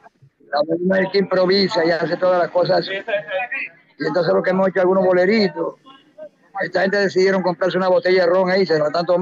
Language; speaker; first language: Spanish; native; Spanish